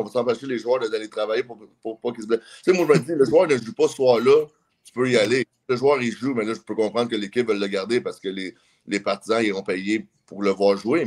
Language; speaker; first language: French; native; French